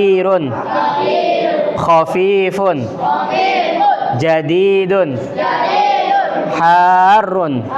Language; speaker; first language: Arabic; non-native, fluent; Indonesian